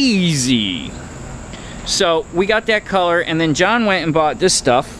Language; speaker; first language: English; native; English